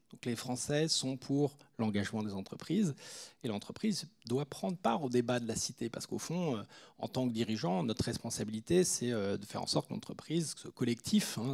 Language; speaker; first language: French; native; French